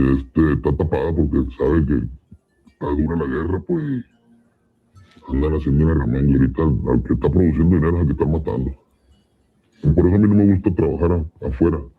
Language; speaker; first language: Spanish; native; Spanish